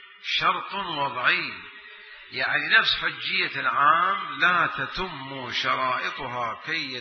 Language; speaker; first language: Arabic; native; Arabic